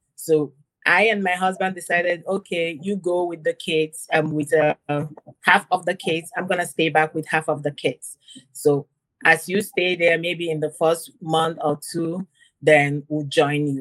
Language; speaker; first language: English; non-native, local second language; Igbo